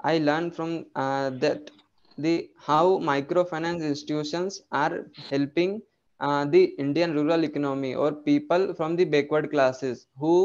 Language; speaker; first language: English; non-native, local second language; Hindi